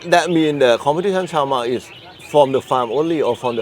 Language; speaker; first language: English; non-native, learner; Thai